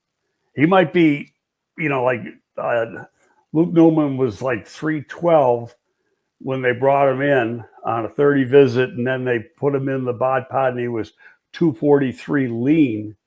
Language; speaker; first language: English; native; English